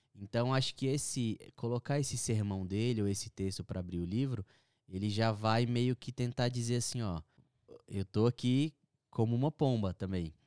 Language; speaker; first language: Portuguese; native; Portuguese